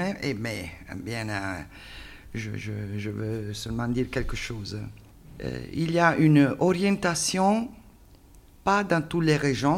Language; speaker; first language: French; non-native, learner; Italian